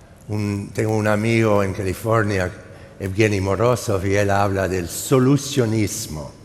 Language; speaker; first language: Spanish; non-native, fluent; English